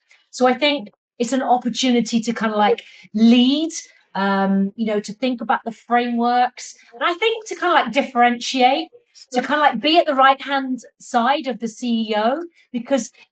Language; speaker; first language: English; native; English